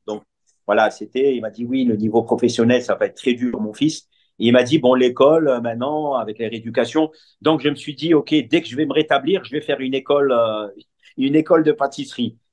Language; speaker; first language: French; non-native, local second language; Arabic